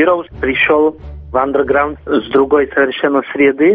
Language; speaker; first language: Russian; non-native, fluent; Czech